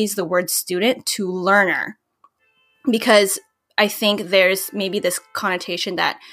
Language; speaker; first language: English; early bilingual, other home language; Filipino